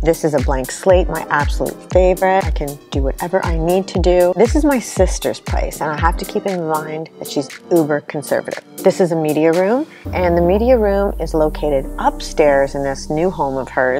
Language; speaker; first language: English; native; English